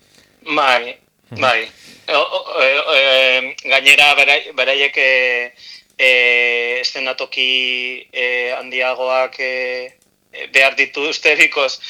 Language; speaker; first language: Basque; non-native, local second language; Spanish